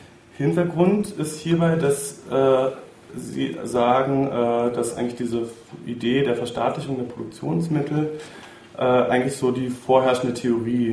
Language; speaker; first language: German; native; German